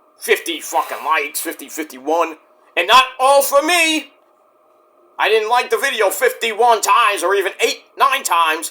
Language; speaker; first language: English; native; English